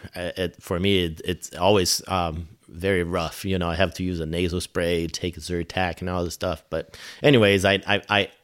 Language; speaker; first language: English; non-native, fluent; Portuguese